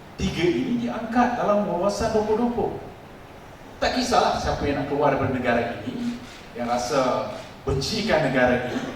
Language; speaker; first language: Malay; non-native, local second language; Tamil